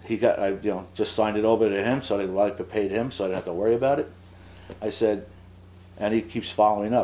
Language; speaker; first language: English; native; English